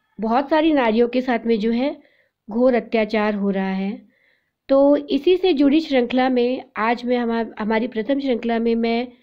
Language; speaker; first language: Hindi; native; Hindi